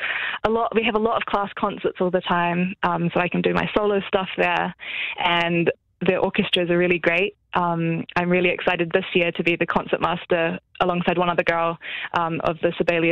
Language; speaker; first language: English; native; English